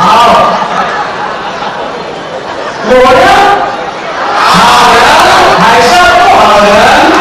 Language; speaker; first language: Chinese; non-native, local second language; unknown